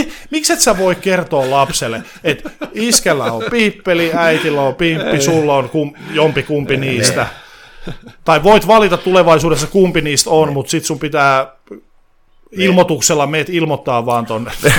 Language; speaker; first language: Finnish; native; Finnish